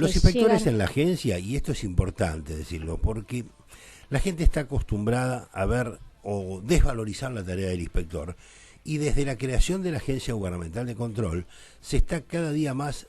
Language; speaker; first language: Spanish; native; Spanish